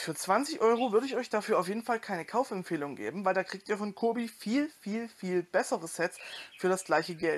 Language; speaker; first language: German; native; German